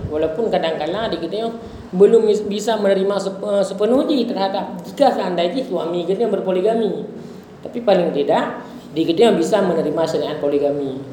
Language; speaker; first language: Indonesian; non-native, local second language; Achinese